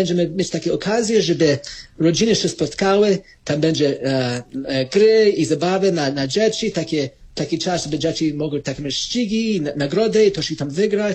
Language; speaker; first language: Polish; early bilingual, heritage; Polish